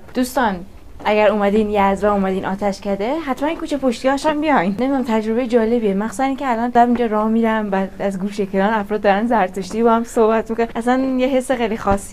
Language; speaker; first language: Persian; native; Persian